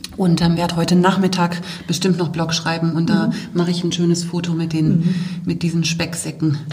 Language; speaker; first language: German; native; German